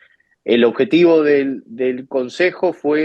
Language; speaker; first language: Spanish; native; Spanish